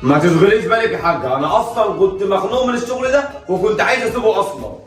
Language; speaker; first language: Arabic; native; Arabic